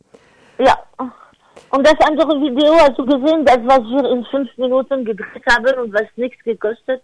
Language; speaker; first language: German; non-native, fluent; French